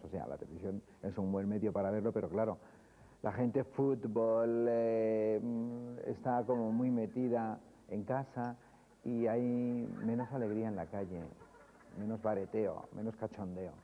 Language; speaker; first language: Spanish; native; Spanish